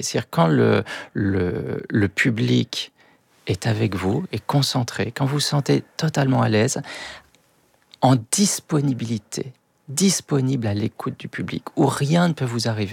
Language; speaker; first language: French; native; French